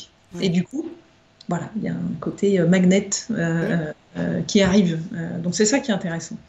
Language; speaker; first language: French; native; French